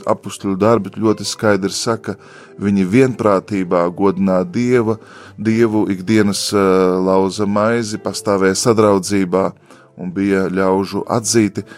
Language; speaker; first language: Latvian; native; Latvian